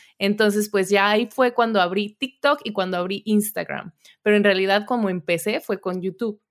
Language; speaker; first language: Spanish; native; Spanish